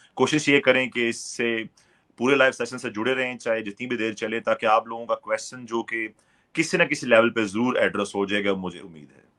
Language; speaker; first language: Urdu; native; Urdu